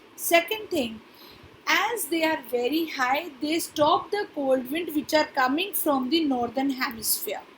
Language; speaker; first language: English; non-native, local second language; Punjabi